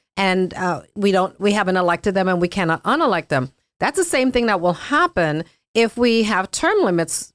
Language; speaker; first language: English; native; English